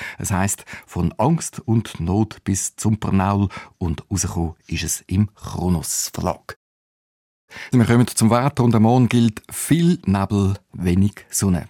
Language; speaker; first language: German; native; German